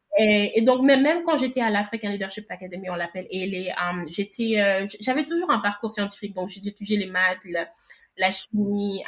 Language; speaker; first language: French; non-native, local second language; Wolof